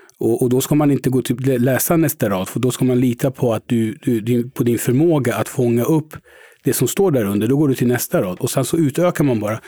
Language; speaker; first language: Swedish; early bilingual, other home language; Persian